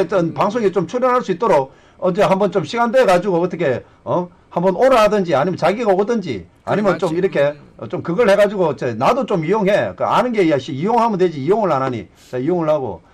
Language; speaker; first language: Korean; native; Korean